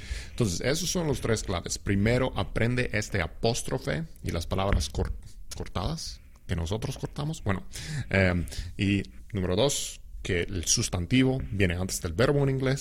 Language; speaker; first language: Spanish; non-native, fluent; English